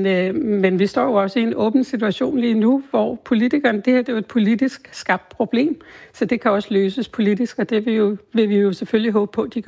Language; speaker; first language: Danish; native; Danish